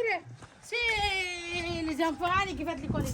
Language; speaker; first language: French; non-native, learner; Arabic